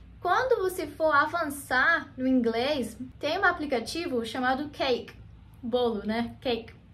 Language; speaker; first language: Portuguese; non-native, fluent; English